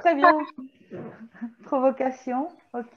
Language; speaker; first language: French; native; French